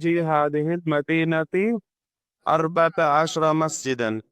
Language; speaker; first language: Arabic; non-native, learner; Urdu